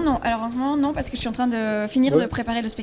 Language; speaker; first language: French; native; French